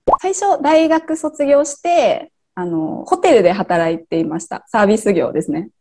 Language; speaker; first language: Japanese; native; Japanese